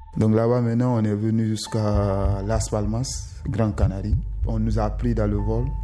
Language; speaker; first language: French; non-native, local second language; Susu